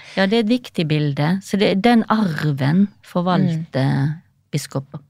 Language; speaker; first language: Norwegian; native; Norwegian